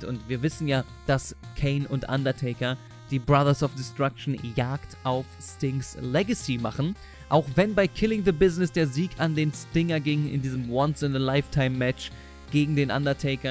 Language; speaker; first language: German; native; German